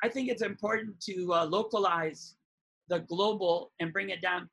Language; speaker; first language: English; native; English